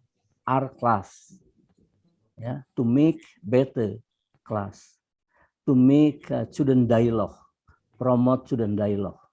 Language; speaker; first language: English; non-native, fluent; Indonesian